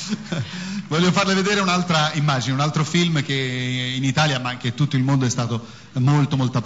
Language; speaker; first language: Italian; native; Italian